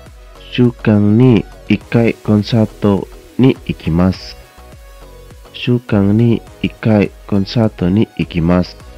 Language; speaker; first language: Japanese; non-native, fluent; Indonesian